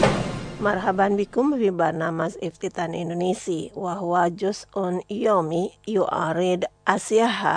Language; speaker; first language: Arabic; non-native, learner; Indonesian